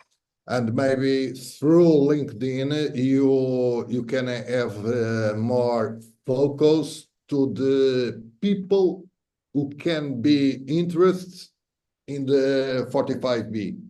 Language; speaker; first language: English; non-native, fluent; Portuguese